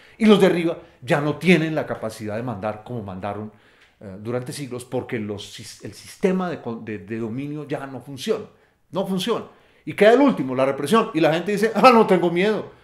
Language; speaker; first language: Spanish; native; Spanish